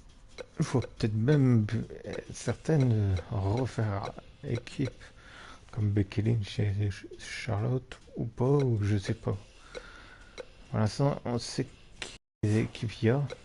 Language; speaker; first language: French; native; French